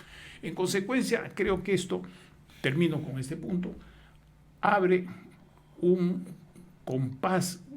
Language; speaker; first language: Spanish; native; Spanish